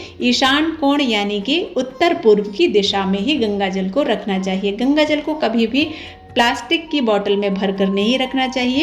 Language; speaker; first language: Hindi; native; Hindi